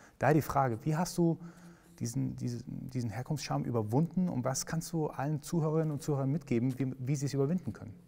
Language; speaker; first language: German; early bilingual, other home language; Persian